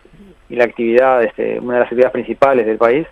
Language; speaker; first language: Spanish; native; Spanish